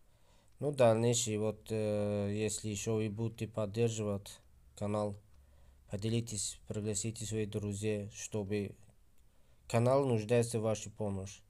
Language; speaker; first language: Russian; non-native, fluent; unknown